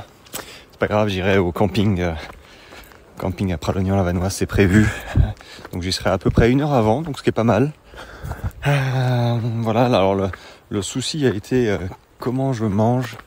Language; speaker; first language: French; native; French